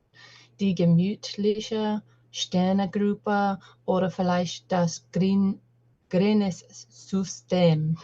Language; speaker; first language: German; non-native, learner; English